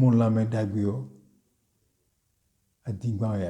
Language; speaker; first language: French; non-native, local second language; Fon